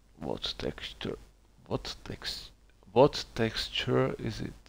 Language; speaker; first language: English; non-native, learner; Czech